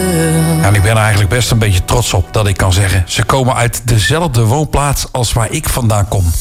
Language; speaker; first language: Dutch; native; Dutch